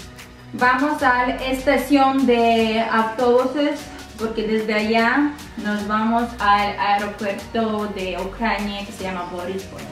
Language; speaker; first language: Spanish; non-native, fluent; Ukrainian